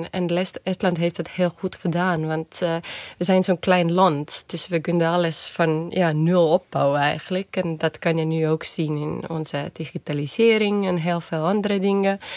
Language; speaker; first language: Dutch; non-native, fluent; Estonian